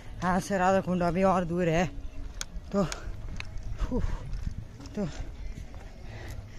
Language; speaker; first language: Hindi; non-native, local second language; Nepali